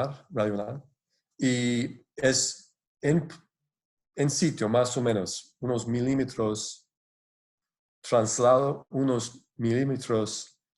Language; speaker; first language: Spanish; non-native, fluent; English